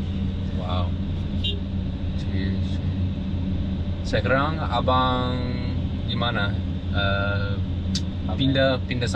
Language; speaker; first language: Indonesian; non-native, learner; English